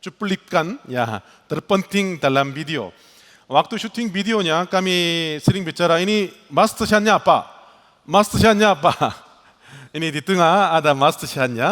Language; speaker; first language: Indonesian; non-native, learner; Korean